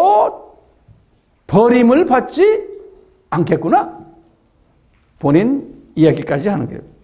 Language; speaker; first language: Korean; native; Korean